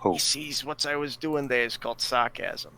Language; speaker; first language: English; native; English